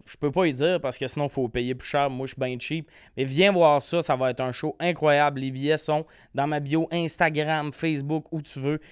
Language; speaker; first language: French; native; French